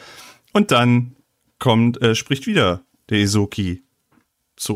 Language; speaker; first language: German; native; German